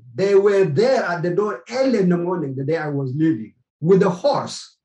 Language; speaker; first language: English; non-native, fluent; Amharic